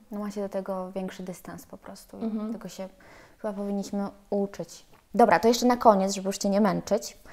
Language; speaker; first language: Polish; native; Polish